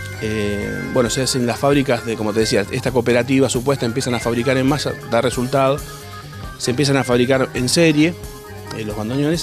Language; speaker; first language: Spanish; native; Spanish